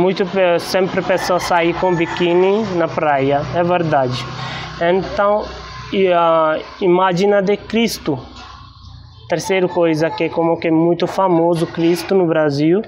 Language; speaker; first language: Portuguese; non-native, learner; Hindi